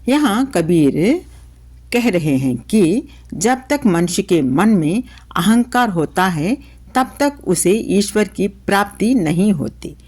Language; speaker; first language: Hindi; non-native, local second language; Telugu